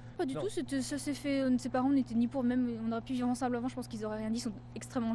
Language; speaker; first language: French; native; French